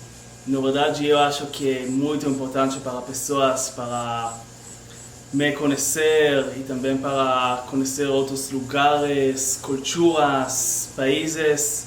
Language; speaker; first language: Portuguese; non-native, learner; Hebrew